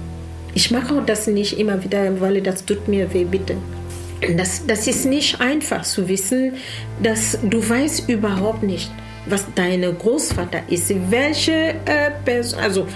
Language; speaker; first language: German; non-native, learner; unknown